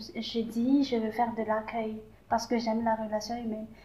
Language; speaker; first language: French; non-native, local second language; Malagasy